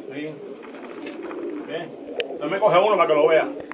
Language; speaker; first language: Spanish; early bilingual, heritage; Spanish